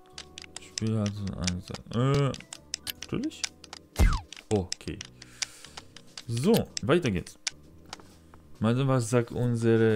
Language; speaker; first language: German; non-native, learner; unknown